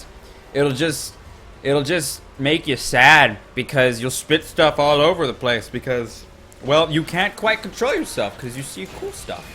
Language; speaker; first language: English; native; English